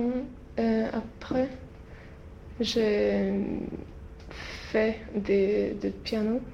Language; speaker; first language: French; non-native, learner; Swedish